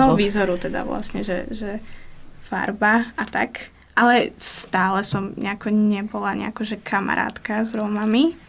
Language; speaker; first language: Slovak; native; Slovak